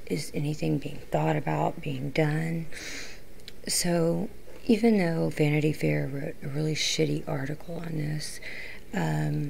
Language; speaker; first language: English; native; English